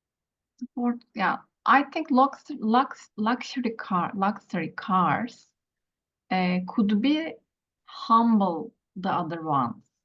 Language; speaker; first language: English; non-native, learner; Turkish